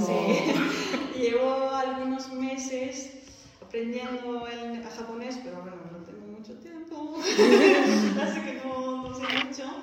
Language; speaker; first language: Spanish; non-native, fluent; Dutch